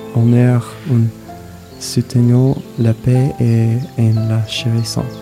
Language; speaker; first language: French; non-native, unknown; English